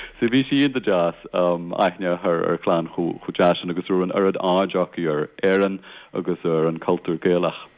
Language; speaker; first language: Irish; non-native, local second language; English